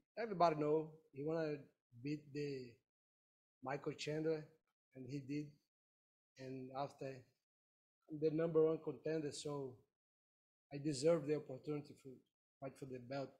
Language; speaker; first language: English; non-native, learner; Portuguese